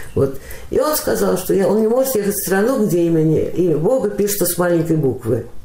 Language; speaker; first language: Russian; native; Russian